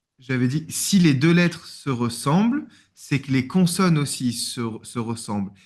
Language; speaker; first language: French; native; French